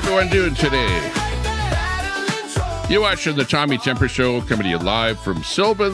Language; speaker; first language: English; native; English